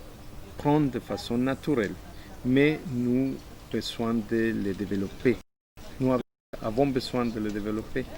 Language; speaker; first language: French; non-native, fluent; Spanish